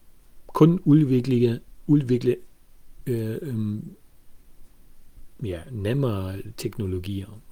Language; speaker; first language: Danish; non-native, fluent; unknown